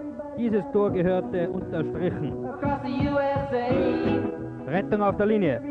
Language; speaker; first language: German; native; German